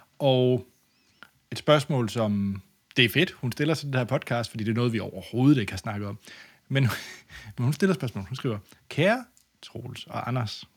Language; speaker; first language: Danish; native; Danish